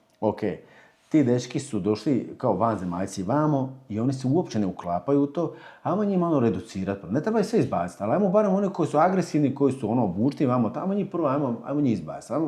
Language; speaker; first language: Croatian; early bilingual, heritage; Croatian